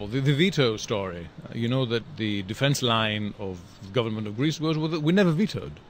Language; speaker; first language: English; non-native, fluent; Greek